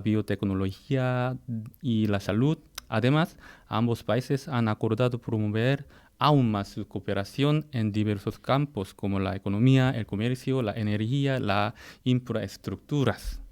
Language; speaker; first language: Spanish; non-native, fluent; Korean